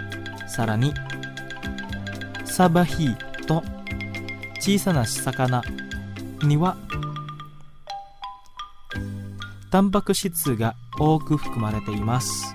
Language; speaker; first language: Japanese; non-native, fluent; Indonesian